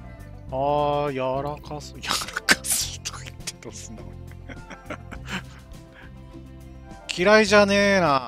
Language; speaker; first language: Japanese; native; Japanese